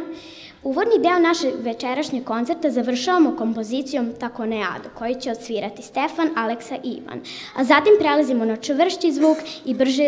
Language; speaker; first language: Serbian; native; Serbian